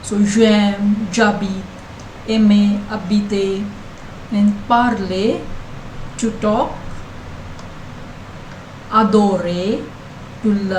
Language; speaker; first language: French; non-native, learner; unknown